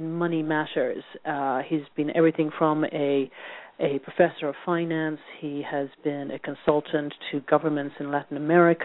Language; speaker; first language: English; native; English